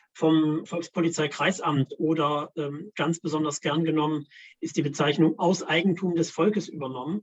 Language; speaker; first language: German; native; German